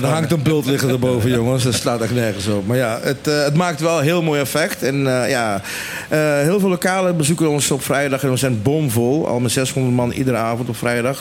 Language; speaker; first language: Dutch; non-native, local second language; Papiamento